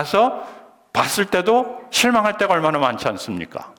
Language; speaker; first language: Korean; native; Korean